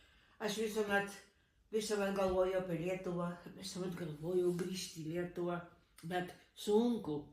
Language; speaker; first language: Lithuanian; early bilingual, heritage; Lithuanian